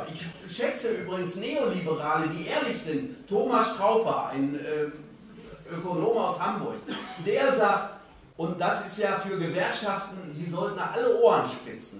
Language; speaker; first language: German; native; German